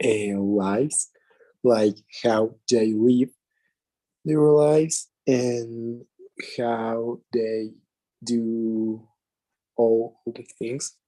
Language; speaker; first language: English; non-native, learner; Spanish